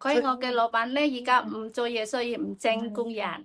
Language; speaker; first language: Cantonese; non-native, learner; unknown